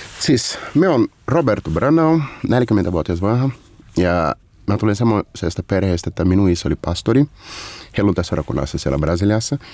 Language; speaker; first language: Finnish; non-native, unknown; Portuguese